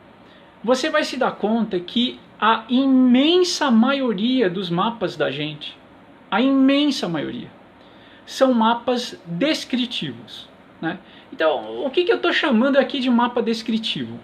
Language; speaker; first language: Portuguese; native; Portuguese